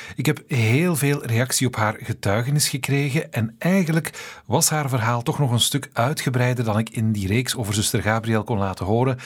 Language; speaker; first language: Dutch; native; Dutch